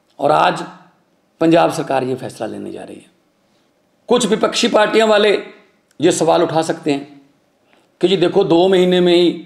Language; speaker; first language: Hindi; non-native, local second language; Punjabi